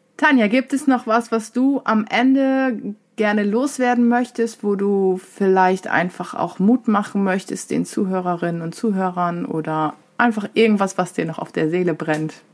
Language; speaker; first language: German; native; German